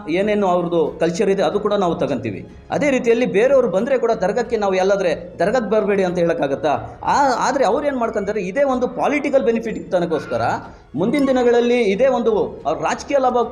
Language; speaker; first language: Kannada; non-native, local second language; Urdu